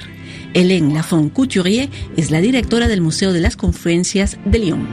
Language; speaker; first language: Spanish; native; Spanish